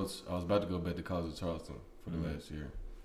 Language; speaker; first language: English; native; English